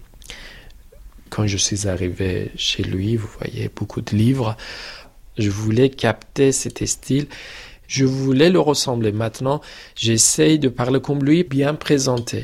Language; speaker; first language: French; non-native, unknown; Persian